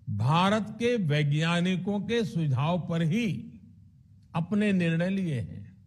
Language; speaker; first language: Hindi; non-native, local second language; Gujarati